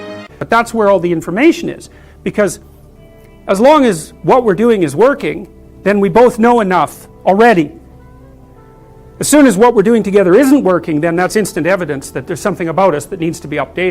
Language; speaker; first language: English; native; English